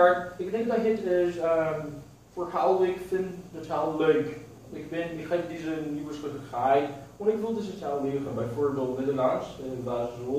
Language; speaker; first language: Dutch; non-native, learner; Portuguese